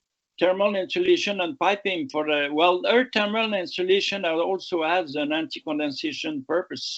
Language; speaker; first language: English; non-native, local second language; French